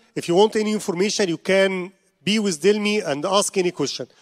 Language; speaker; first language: English; non-native, learner; Arabic